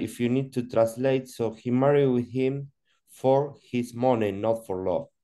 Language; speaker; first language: English; non-native, learner; Spanish